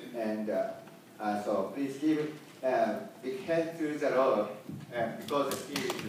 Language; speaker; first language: English; non-native, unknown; Japanese